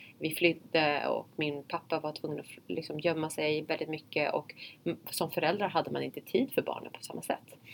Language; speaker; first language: Swedish; early bilingual, other home language; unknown